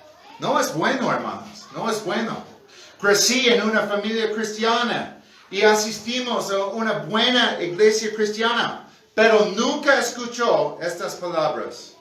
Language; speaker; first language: Spanish; non-native, fluent; English